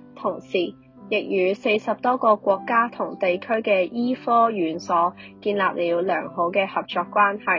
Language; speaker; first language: Chinese; non-native, local second language; Cantonese